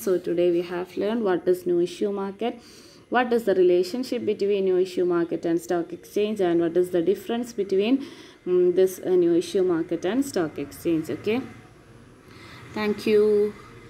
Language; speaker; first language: English; non-native, local second language; Malayalam